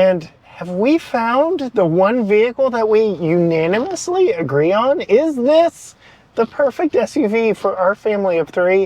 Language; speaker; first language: English; native; English